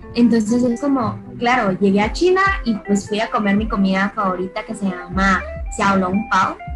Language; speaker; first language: Spanish; early bilingual, other home language; Chinese